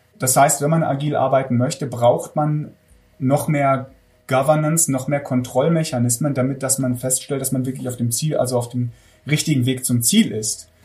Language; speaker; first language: German; early bilingual, other home language; Armenian